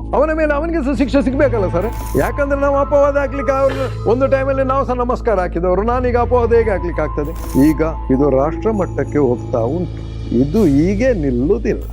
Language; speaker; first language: Kannada; non-native, local second language; Konkani